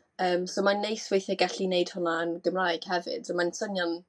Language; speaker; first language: Welsh; native; Welsh